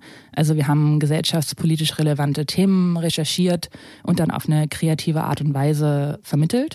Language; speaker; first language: German; native; German